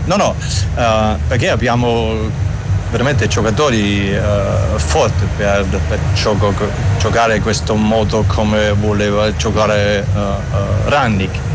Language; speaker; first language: Italian; non-native, learner; German